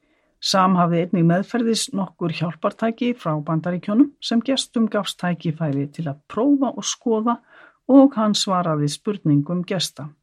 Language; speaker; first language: Icelandic; native; Icelandic